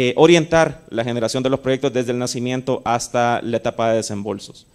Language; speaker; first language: Spanish; native; Spanish